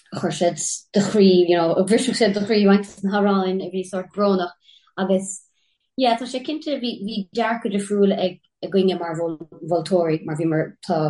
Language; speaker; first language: Irish; native; Irish